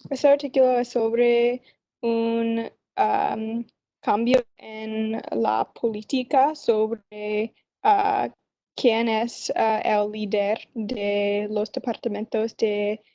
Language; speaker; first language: Spanish; non-native, learner; English